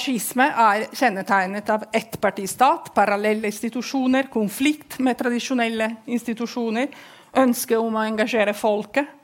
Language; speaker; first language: Norwegian; non-native, fluent; Italian